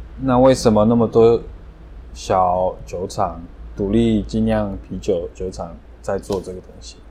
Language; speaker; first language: Chinese; early bilingual, heritage; Chinese